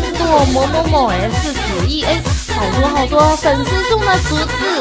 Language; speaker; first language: Chinese; native; Chinese